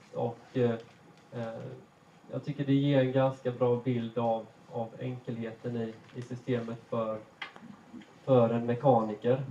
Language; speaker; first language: Swedish; native; Swedish